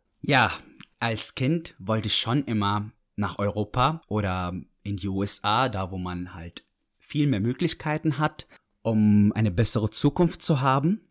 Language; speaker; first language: German; non-native, fluent; Arabic